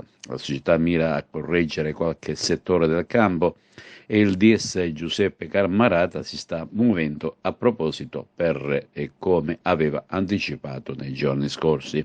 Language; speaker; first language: Italian; native; Italian